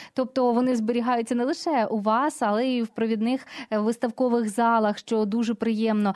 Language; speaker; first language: Ukrainian; native; Ukrainian